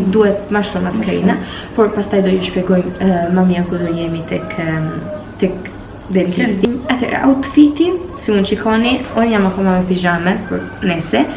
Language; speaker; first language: Albanian; early bilingual, heritage; Albanian